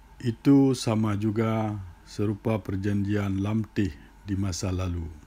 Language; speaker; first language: Malay; non-native, local second language; Achinese